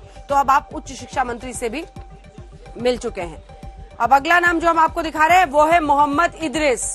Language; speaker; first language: Hindi; native; Hindi